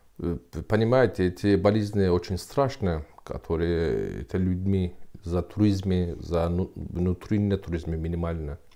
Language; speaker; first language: Russian; non-native, learner; Turkish